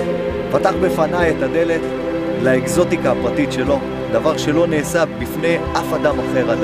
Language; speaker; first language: Hebrew; native; Hebrew